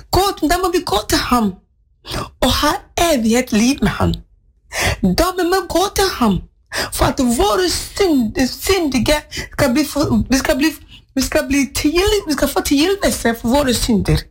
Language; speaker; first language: Norwegian; non-native, fluent; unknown